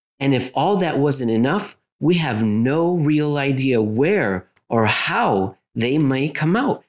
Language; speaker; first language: English; native; English